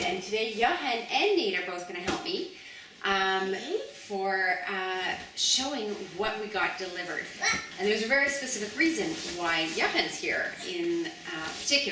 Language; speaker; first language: English; native; English